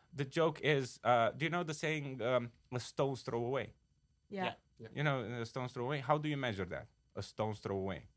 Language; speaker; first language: English; non-native, fluent; Romanian